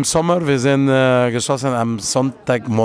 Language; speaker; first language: German; non-native, fluent; Italian